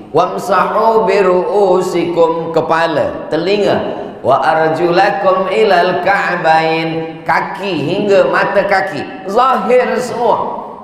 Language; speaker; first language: Malay; native; Malay